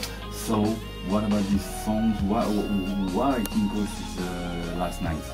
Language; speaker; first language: English; non-native, learner; French